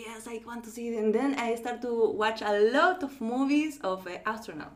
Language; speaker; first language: English; non-native, fluent; Spanish